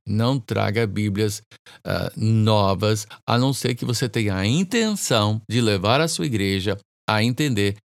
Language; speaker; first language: Portuguese; non-native, fluent; English